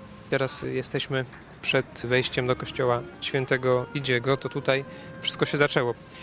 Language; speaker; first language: Polish; native; Polish